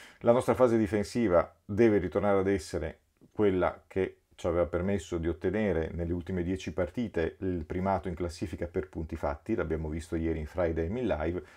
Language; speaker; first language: Italian; native; Italian